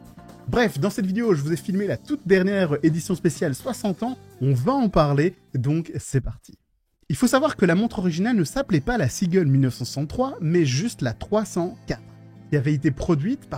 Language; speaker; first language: French; native; French